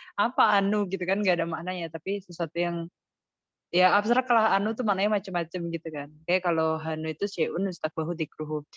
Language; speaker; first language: Indonesian; native; Indonesian